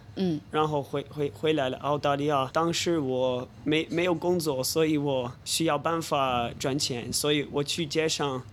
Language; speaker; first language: Chinese; non-native, fluent; English